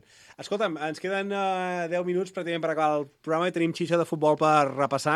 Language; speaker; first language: Catalan; native; Catalan